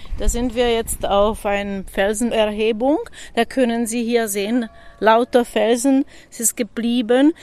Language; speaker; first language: German; non-native, fluent; Czech